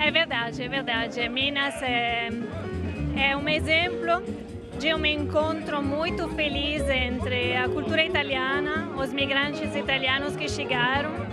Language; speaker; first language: Portuguese; non-native, fluent; Italian